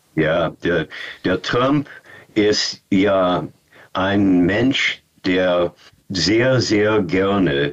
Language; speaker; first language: German; non-native, fluent; English